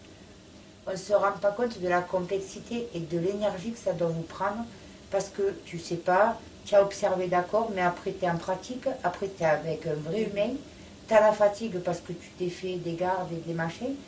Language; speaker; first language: French; native; French